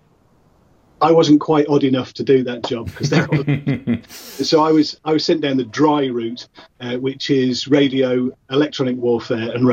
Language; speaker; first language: English; native; English